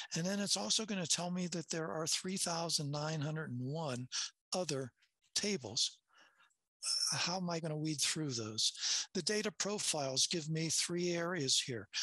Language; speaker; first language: English; native; English